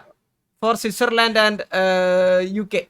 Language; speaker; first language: English; non-native, learner; Malayalam